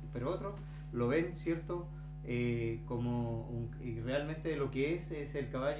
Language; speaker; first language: Spanish; native; Spanish